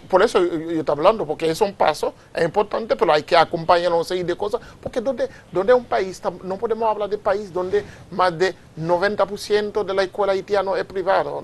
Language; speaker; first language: Spanish; non-native, fluent; Haitian Creole